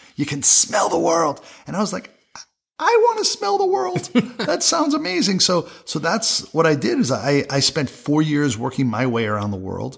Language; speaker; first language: English; native; English